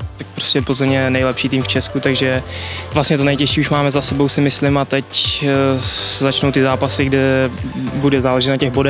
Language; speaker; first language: Czech; native; Czech